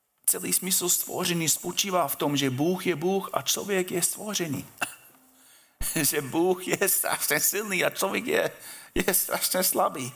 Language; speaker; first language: Czech; non-native, fluent; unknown